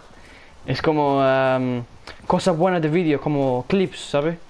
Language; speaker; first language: Spanish; non-native, learner; English